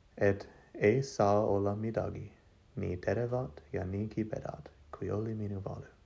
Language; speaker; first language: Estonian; non-native, learner; English